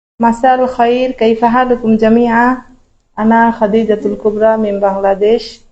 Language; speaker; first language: Arabic; non-native, learner; Bangla